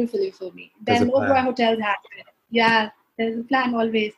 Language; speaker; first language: English; non-native, local second language; Punjabi